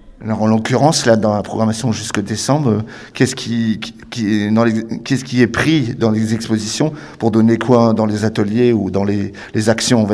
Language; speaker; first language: French; native; French